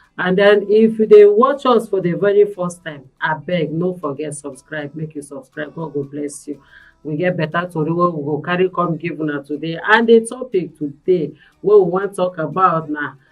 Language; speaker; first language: Nigerian Pidgin; native; Nigerian Pidgin